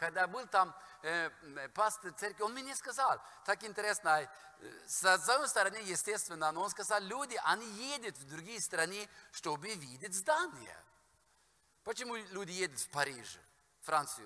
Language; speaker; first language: Russian; non-native, fluent; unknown